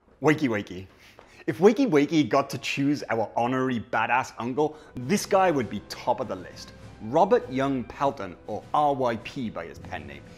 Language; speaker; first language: English; native; English